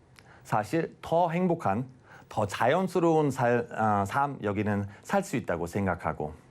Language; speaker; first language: Korean; non-native, fluent; German